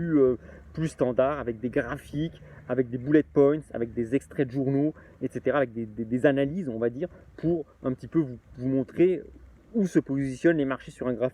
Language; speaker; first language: French; native; French